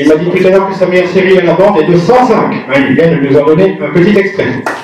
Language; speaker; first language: French; native; French